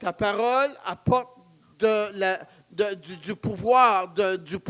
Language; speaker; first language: French; native; French